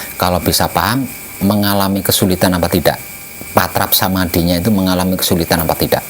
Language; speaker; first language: Indonesian; non-native, local second language; Javanese